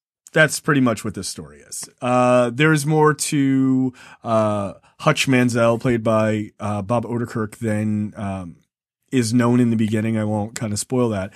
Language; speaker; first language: English; native; English